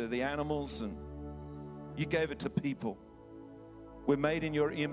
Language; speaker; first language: English; native; English